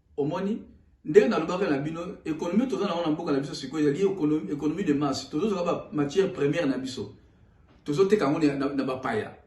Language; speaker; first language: Lingala; non-native, local second language; Swahili